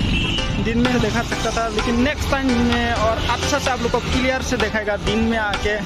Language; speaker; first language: Hindi; non-native, local second language; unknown